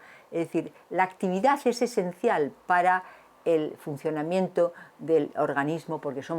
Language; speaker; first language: Spanish; native; Spanish